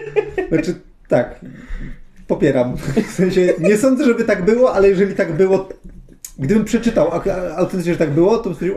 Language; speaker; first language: Polish; native; Polish